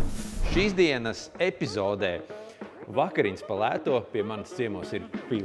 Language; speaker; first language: Latvian; native; Latvian